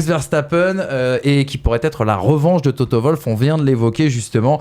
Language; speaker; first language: French; native; French